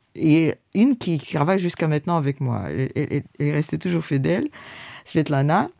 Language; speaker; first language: French; non-native, fluent; Russian